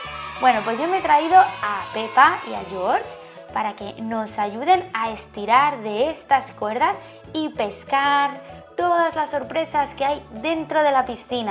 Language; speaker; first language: Spanish; native; Spanish